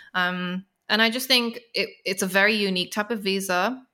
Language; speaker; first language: English; native; English